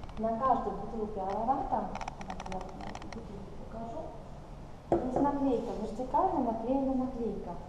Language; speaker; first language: Russian; non-native, local second language; Armenian